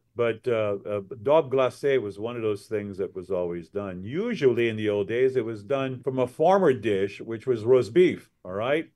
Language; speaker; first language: English; early bilingual, other home language; French